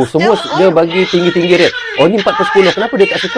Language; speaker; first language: Malay; native; Malay